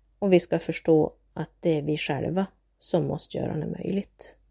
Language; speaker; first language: Swedish; native; Swedish